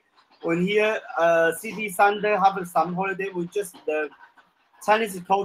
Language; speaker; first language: English; non-native, learner; Chinese